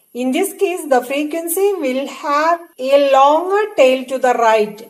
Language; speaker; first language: English; non-native, local second language; Malayalam